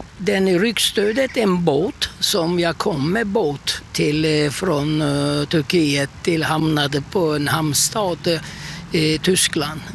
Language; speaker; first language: Swedish; non-native, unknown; Turkish